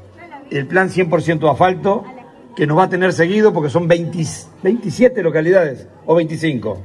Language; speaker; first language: Spanish; native; Spanish